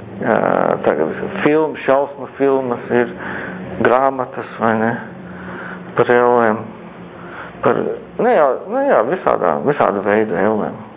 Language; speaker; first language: Latvian; native; Latvian